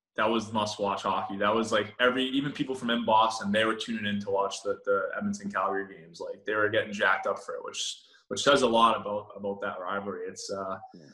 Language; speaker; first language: English; native; English